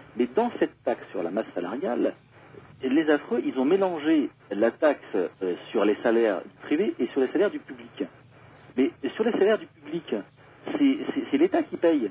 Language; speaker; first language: French; native; French